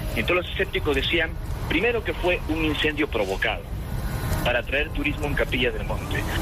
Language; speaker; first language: Spanish; native; Spanish